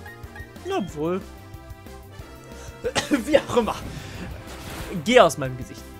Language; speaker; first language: German; native; German